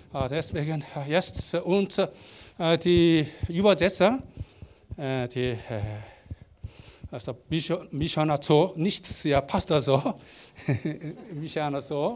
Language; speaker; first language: German; non-native, learner; Korean